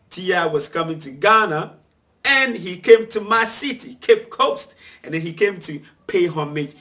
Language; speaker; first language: English; non-native, local second language; Akan